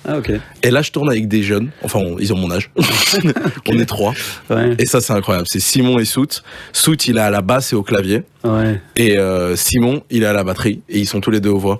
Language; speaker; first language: French; native; French